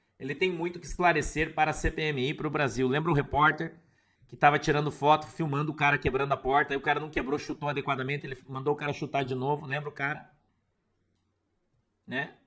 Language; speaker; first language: Portuguese; native; Portuguese